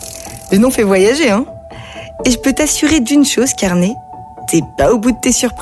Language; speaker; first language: French; native; French